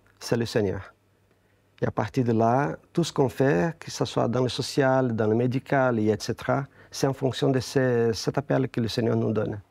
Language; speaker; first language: French; non-native, fluent; Portuguese